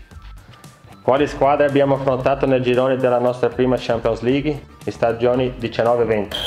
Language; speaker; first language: Italian; non-native, fluent; Portuguese